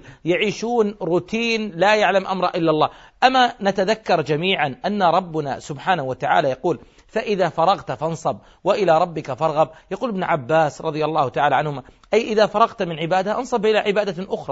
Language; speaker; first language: Arabic; native; Arabic